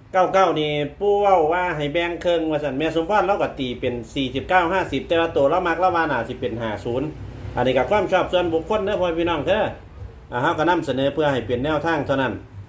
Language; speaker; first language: Thai; native; Thai